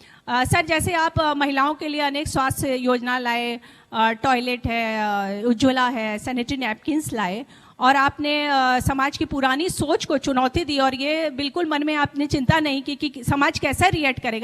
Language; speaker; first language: Hindi; native; Hindi